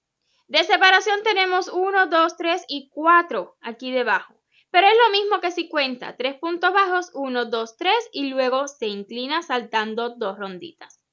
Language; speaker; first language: Spanish; native; Spanish